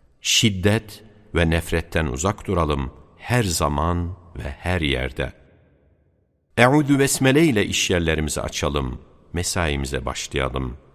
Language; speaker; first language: Turkish; native; Turkish